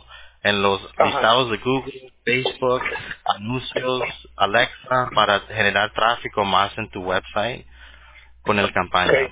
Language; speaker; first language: Spanish; early bilingual, heritage; Spanish